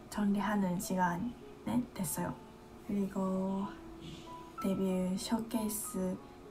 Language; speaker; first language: Korean; non-native, fluent; Japanese